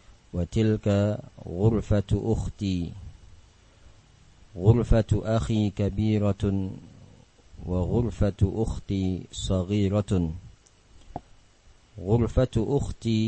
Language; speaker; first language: Arabic; non-native, fluent; Indonesian